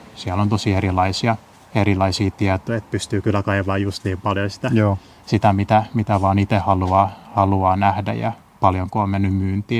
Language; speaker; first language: Finnish; native; Finnish